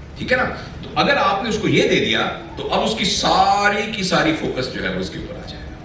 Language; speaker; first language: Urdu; non-native, local second language; Punjabi